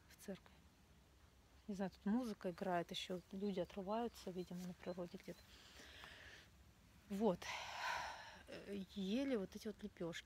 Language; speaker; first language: Russian; native; Russian